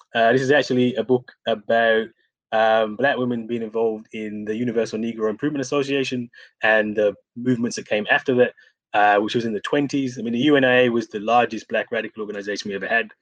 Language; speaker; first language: English; native; English